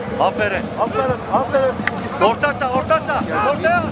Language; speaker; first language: Turkish; native; Turkish